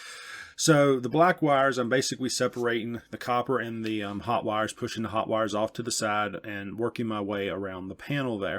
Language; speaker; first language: English; native; English